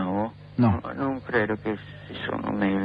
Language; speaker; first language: Italian; non-native, learner; English